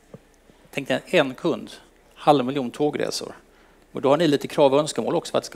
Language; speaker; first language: Swedish; native; Swedish